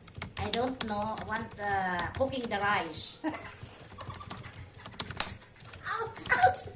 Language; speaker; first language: English; non-native, learner; Filipino